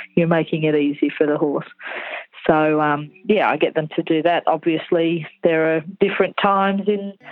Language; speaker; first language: English; native; English